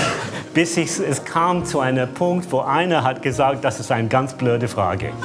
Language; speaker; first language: German; non-native, fluent; English